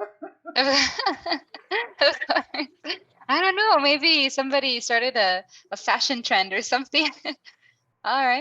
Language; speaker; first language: English; non-native, fluent; Spanish